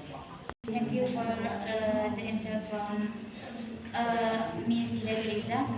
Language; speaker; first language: English; non-native, learner; Indonesian